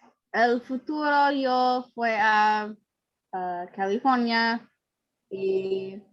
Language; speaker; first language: Spanish; non-native, learner; English